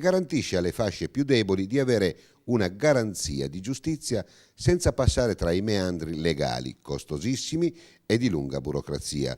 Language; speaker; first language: Italian; native; Italian